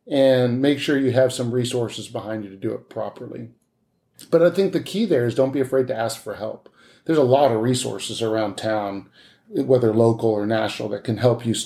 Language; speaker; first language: English; native; English